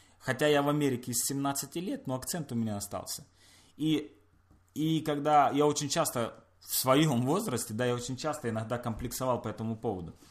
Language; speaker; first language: Russian; native; Russian